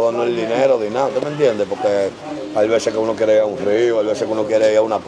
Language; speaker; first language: Spanish; native; Spanish